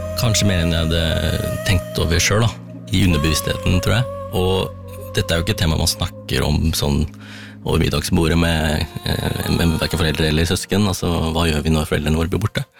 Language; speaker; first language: Norwegian; early bilingual, other home language; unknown